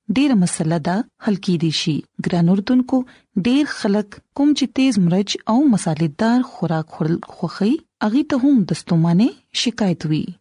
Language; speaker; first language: Pashto; non-native, local second language; Punjabi